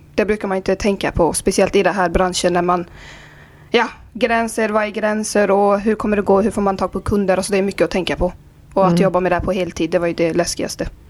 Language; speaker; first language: Swedish; early bilingual, other home language; Azerbaijani